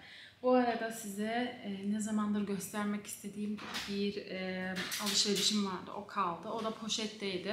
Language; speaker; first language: Turkish; native; Turkish